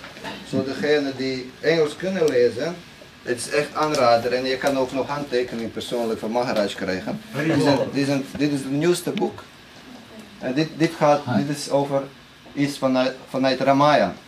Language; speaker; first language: Dutch; non-native, fluent; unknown